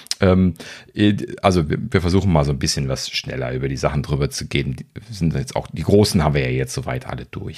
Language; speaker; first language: German; native; German